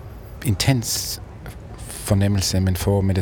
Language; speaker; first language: Danish; non-native, fluent; German